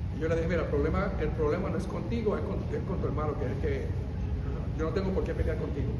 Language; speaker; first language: Spanish; early bilingual, heritage; Spanish